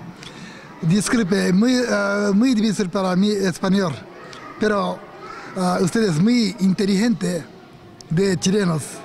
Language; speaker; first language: Spanish; non-native, learner; Japanese